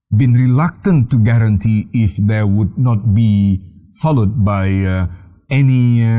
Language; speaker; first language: English; non-native, fluent; Indonesian